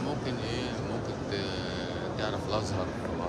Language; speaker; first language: Arabic; native; Arabic